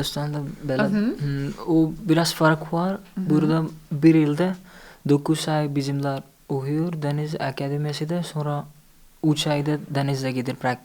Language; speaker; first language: Azerbaijani; non-native, learner; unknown